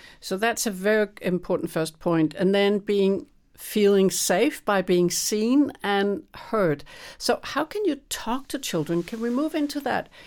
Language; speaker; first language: English; non-native, fluent; Danish